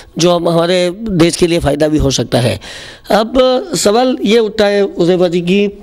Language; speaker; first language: Hindi; non-native, local second language; Gujarati